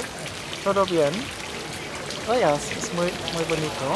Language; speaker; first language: Spanish; non-native, learner; German